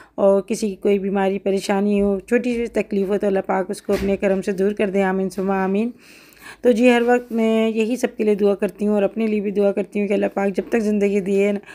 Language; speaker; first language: Urdu; native; Urdu